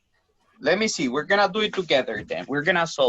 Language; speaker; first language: English; non-native, fluent; Spanish